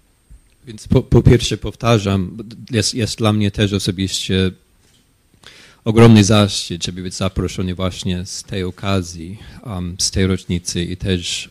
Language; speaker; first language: Polish; non-native, fluent; English